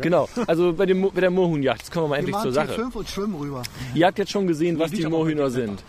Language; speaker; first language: German; native; German